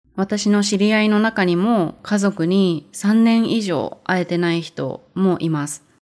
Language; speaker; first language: Japanese; native; Japanese